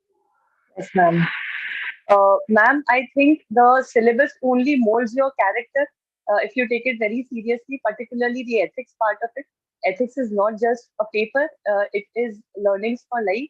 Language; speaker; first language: English; non-native, local second language; Hindi